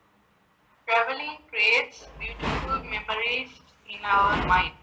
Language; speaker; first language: English; non-native, learner; Sinhala